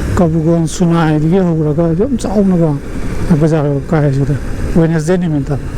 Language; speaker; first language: Manipuri; native; Manipuri